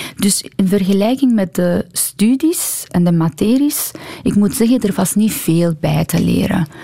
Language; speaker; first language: Dutch; non-native, fluent; Persian